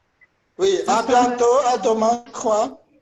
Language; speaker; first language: French; non-native, fluent; Armenian